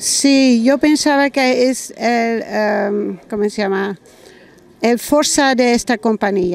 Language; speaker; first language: Spanish; non-native, learner; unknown